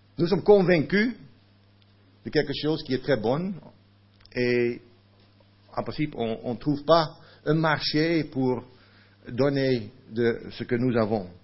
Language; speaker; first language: French; non-native, fluent; Dutch